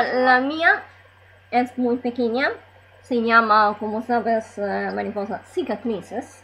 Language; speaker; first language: Spanish; non-native, learner; Italian